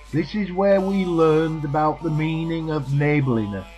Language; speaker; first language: English; native; English